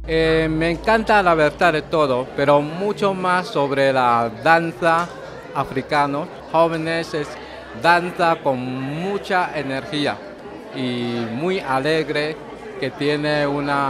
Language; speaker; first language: Spanish; non-native, fluent; Chinese